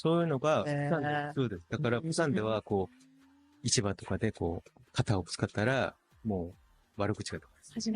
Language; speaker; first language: Japanese; non-native, fluent; Korean